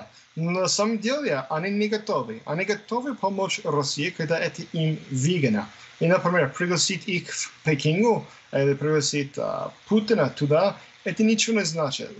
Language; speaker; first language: Russian; non-native, fluent; English